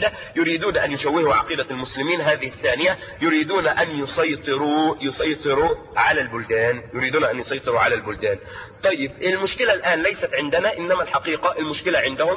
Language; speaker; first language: Arabic; native; Arabic